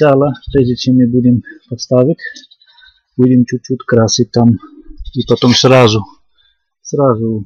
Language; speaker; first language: Russian; non-native, learner; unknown